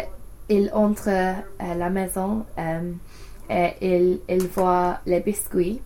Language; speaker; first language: French; non-native, learner; English